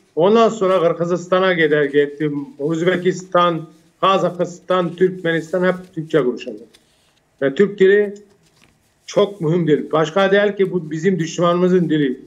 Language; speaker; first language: Turkish; early bilingual, heritage; Armenian